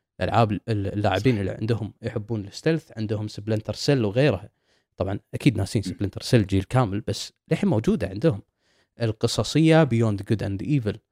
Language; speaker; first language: Arabic; native; Arabic